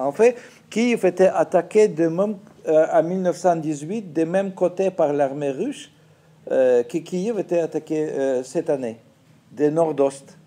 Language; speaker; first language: French; non-native, fluent; Russian